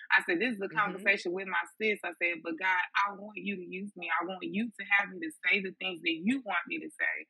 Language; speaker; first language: English; native; English